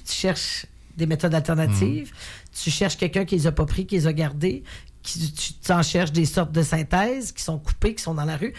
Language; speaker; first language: French; native; French